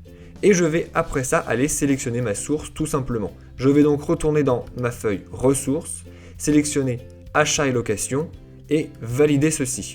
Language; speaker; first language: French; native; French